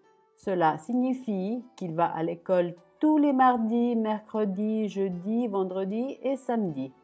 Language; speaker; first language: French; non-native, fluent; Italian